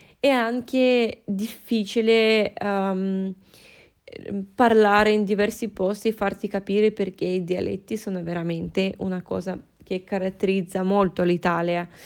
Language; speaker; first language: Italian; non-native, fluent; Russian